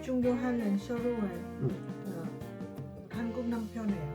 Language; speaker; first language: Korean; non-native, learner; Lao